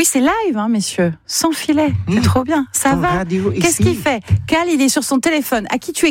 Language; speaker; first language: French; native; French